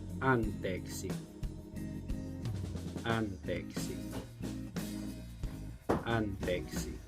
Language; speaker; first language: Finnish; non-native, learner; Filipino